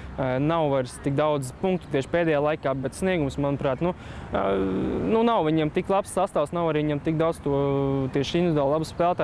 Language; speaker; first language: Latvian; native; Latvian